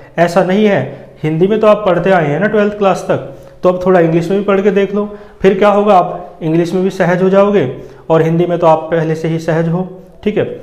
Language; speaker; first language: Hindi; native; Hindi